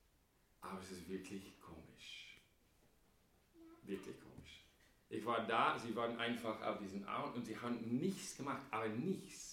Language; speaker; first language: German; non-native, fluent; English